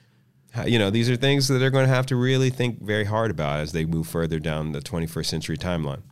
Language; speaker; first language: English; native; English